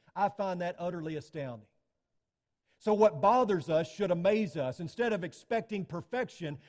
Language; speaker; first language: English; native; English